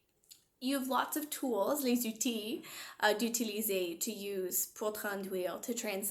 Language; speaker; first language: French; non-native, learner; English